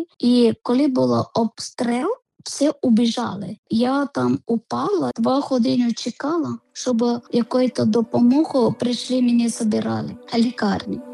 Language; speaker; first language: Ukrainian; non-native, learner; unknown